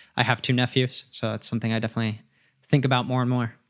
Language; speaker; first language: English; native; English